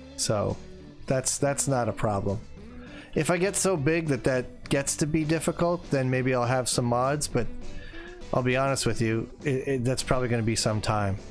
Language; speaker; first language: English; native; English